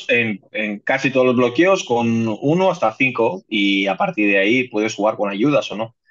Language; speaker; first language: Spanish; non-native, fluent; Greek